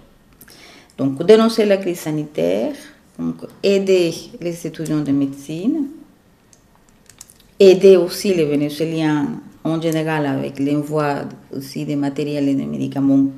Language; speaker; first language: French; non-native, fluent; Spanish